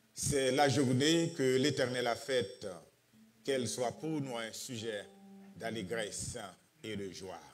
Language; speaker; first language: French; non-native, local second language; Haitian Creole